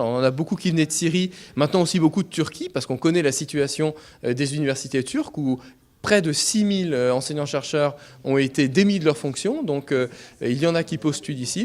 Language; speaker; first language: French; native; French